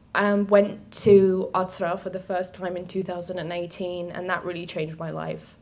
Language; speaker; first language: English; native; English